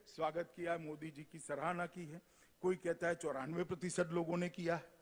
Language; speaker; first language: Hindi; non-native, local second language; Gujarati